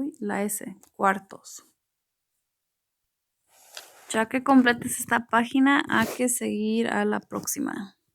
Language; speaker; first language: Spanish; early bilingual, heritage; Spanish